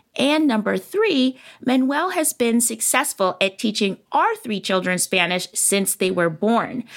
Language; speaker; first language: English; native; English